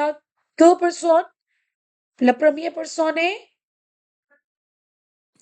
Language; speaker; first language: French; non-native, fluent; Hindi